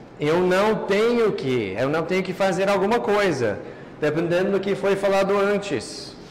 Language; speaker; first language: Portuguese; non-native, fluent; English